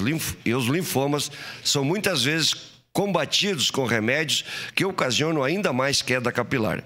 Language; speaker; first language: Portuguese; native; Portuguese